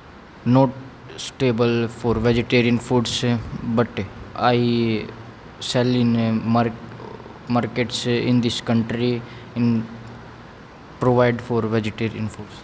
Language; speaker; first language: English; non-native, learner; Haryanvi